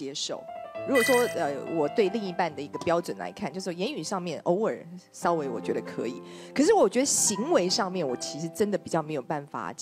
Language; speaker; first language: Chinese; native; Chinese